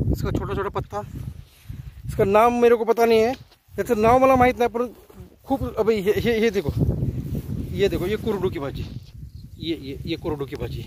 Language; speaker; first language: Hindi; non-native, local second language; Marathi